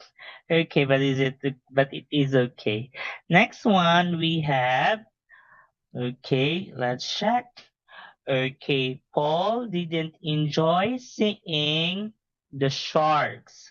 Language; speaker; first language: English; non-native, fluent; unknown